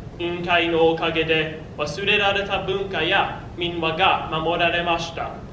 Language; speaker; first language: Japanese; non-native, learner; English